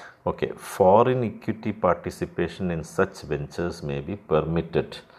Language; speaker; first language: English; non-native, local second language; Malayalam